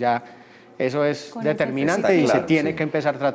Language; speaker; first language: Spanish; native; Spanish